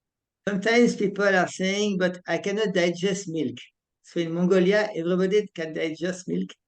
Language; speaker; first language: English; non-native, fluent; French